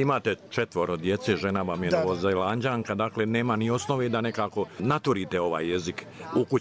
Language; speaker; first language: Serbian; native; Serbian